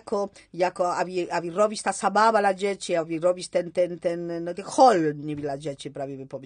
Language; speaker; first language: Polish; non-native, learner; Spanish